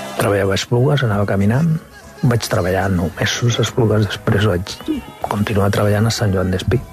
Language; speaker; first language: Catalan; non-native, local second language; Spanish